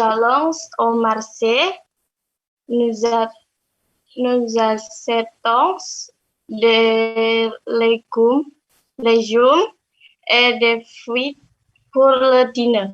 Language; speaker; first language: French; non-native, learner; Indonesian